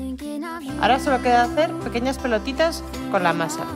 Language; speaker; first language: Spanish; native; Spanish